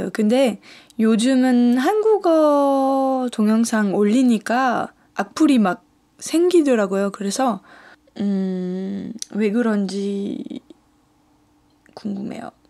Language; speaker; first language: Korean; non-native, fluent; French